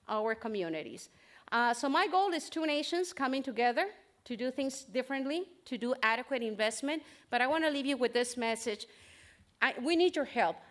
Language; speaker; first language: English; early bilingual, other home language; Spanish